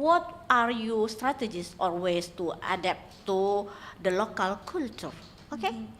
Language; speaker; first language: English; non-native, learner; Indonesian